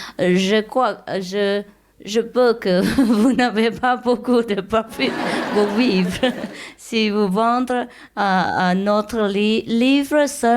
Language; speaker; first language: French; non-native, learner; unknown